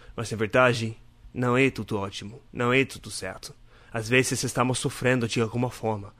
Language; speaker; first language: Portuguese; non-native, learner; English